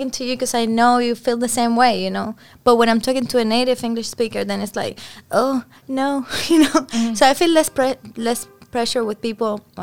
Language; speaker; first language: English; non-native, fluent; Spanish